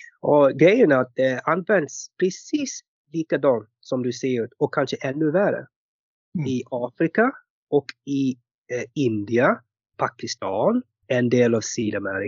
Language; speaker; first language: Swedish; non-native, fluent; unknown